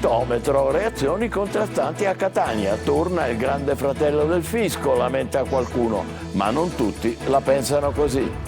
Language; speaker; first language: Italian; native; Italian